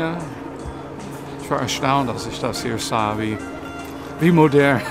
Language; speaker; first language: German; non-native, fluent; English